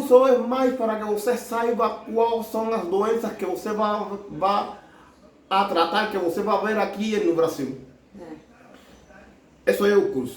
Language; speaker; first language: Portuguese; non-native, learner; Spanish